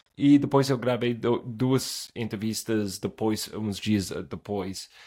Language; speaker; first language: Portuguese; non-native, fluent; English